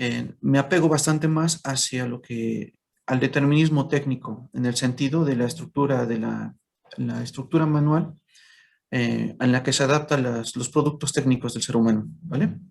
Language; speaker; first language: Spanish; native; Spanish